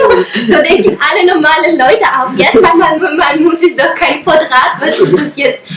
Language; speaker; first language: German; non-native, fluent; Russian